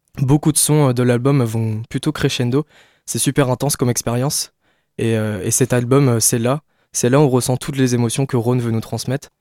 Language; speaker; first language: French; native; French